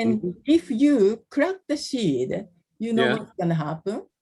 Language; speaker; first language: English; non-native, learner; Japanese